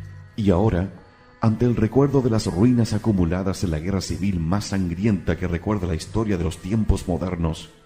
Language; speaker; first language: Spanish; native; Spanish